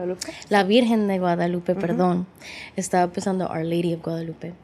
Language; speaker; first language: Spanish; early bilingual, heritage; English